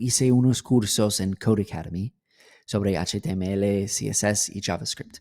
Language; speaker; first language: Spanish; non-native, fluent; English